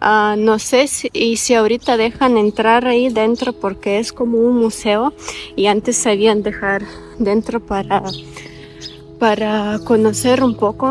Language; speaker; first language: Spanish; non-native, fluent; Ukrainian